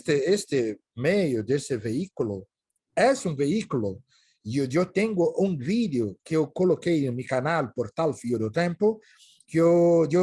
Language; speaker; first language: Portuguese; native; Portuguese